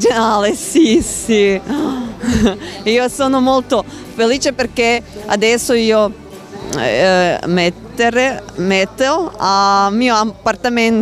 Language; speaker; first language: Italian; non-native, learner; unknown